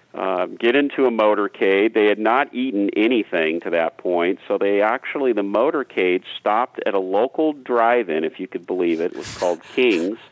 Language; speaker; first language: English; native; English